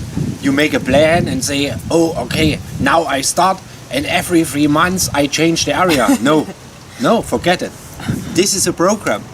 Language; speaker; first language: English; non-native, learner; German